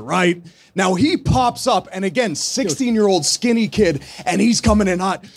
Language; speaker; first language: English; native; English